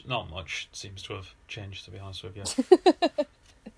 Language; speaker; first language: English; native; English